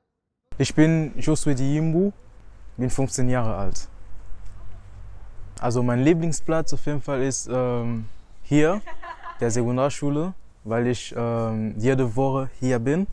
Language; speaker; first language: German; early bilingual, other home language; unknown